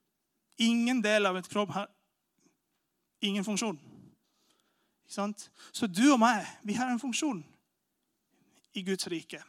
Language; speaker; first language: Norwegian; non-native, fluent; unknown